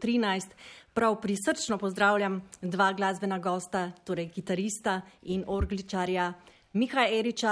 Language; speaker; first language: Slovenian; native; Slovenian